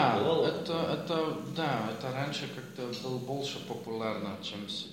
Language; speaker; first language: Russian; non-native, learner; Dutch